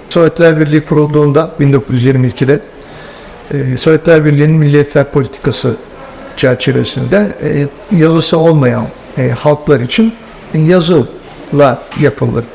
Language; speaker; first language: Turkish; native; Turkish